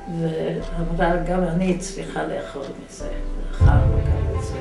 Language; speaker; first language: Hebrew; non-native, fluent; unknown